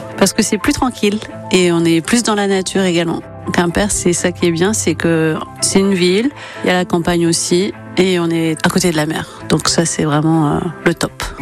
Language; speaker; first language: French; native; French